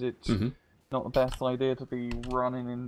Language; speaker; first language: English; native; English